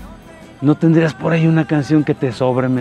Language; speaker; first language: Spanish; native; Spanish